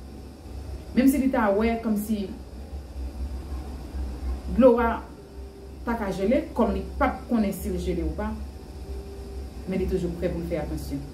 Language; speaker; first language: French; non-native, learner; Haitian Creole